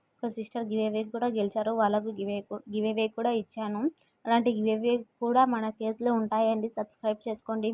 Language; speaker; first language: Telugu; non-native, local second language; Urdu